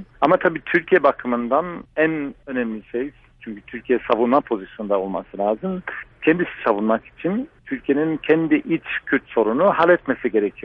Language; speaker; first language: Turkish; non-native, fluent; English